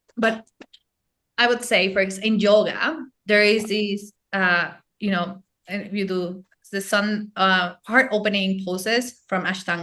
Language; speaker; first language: English; non-native, fluent; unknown